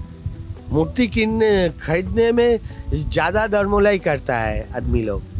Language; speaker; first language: Hindi; non-native, local second language; Bangla